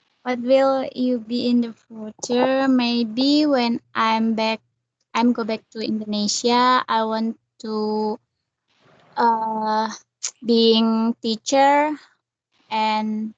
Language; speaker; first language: English; non-native, learner; Indonesian